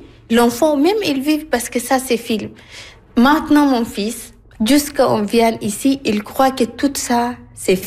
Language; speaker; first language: French; non-native, learner; Arabic